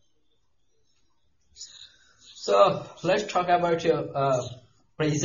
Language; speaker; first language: English; non-native, local second language; Bangla